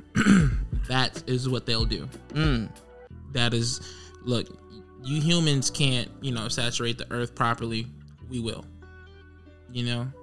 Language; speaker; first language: English; native; English